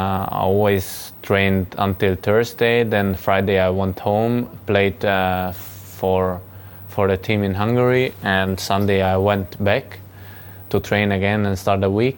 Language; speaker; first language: English; non-native, fluent; Hungarian